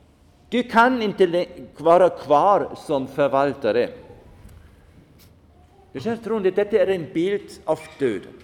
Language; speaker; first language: Swedish; non-native, fluent; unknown